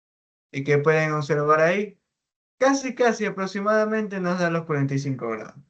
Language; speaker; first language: Spanish; native; Spanish